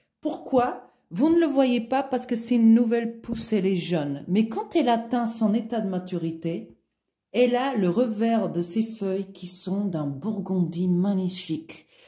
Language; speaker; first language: French; non-native, fluent; Portuguese